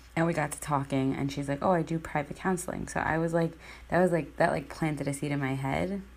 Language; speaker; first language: English; native; English